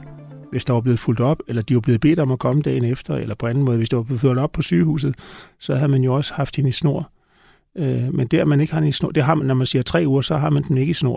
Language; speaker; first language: Danish; native; Danish